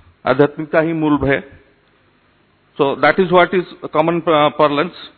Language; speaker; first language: Hindi; non-native, fluent; Odia